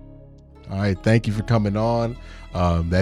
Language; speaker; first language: English; native; English